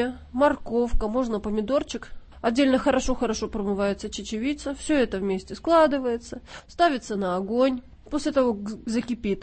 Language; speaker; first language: Russian; native; Russian